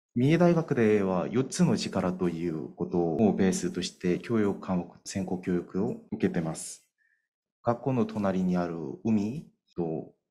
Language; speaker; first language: Japanese; non-native, fluent; Korean